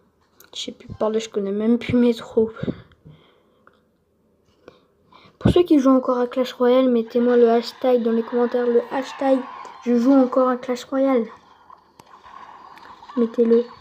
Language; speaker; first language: French; native; French